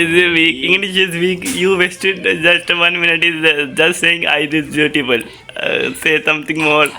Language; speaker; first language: English; non-native, local second language; Urdu